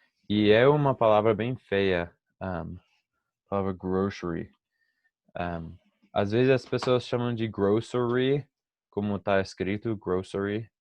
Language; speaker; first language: Portuguese; non-native, fluent; English